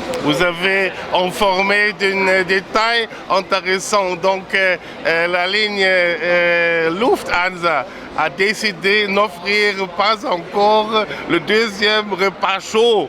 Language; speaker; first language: French; non-native, learner; German